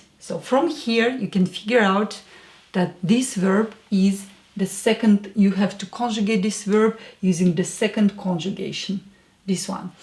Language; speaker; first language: English; non-native, fluent; Russian